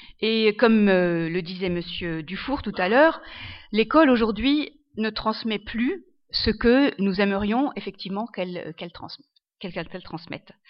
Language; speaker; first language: French; non-native, local second language; Arabic